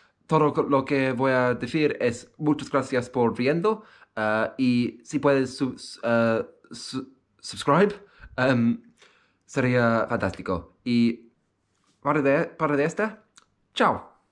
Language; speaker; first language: Spanish; non-native, learner; English